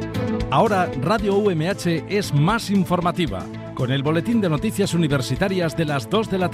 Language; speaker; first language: Spanish; native; Spanish